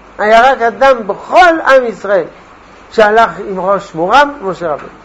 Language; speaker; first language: Hebrew; non-native, fluent; French